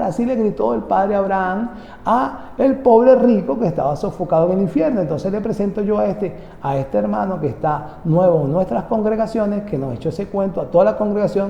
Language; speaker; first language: Spanish; native; Spanish